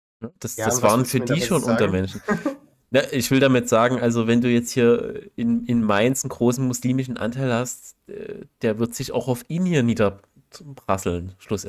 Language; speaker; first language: German; native; German